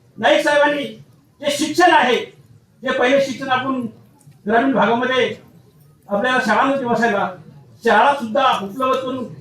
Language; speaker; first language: Marathi; non-native, local second language; Lambadi